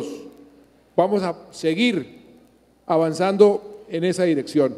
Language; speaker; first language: Spanish; native; Spanish